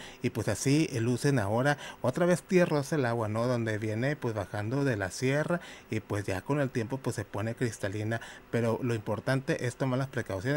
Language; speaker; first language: Spanish; native; Spanish